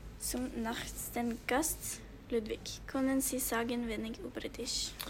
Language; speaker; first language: German; non-native, learner; Norwegian